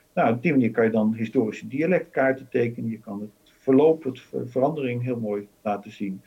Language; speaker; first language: Dutch; native; Dutch